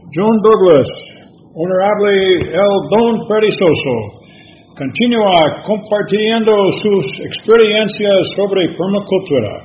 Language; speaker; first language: Spanish; non-native, learner; English